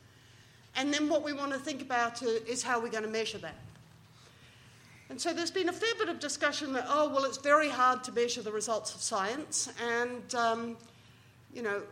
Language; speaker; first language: English; native; English